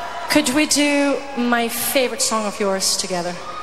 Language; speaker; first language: English; non-native, fluent; French